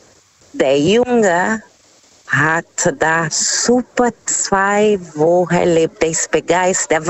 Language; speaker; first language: German; non-native, fluent; Portuguese